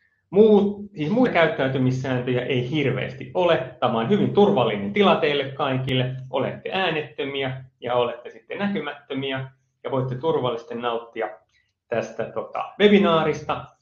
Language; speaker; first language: Finnish; native; Finnish